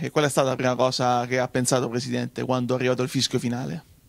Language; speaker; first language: Italian; native; Italian